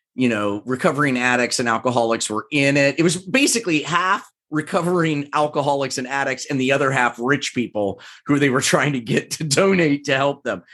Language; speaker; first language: English; native; English